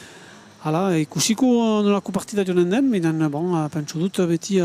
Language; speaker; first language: Basque; native; Basque